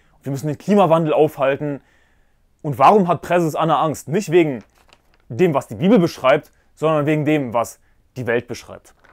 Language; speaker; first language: German; native; German